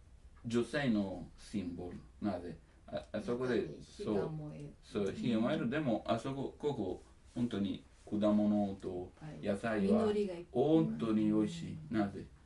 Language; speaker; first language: Japanese; non-native, learner; Italian